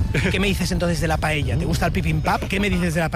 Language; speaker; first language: Spanish; native; Spanish